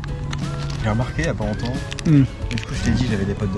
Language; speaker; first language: French; native; French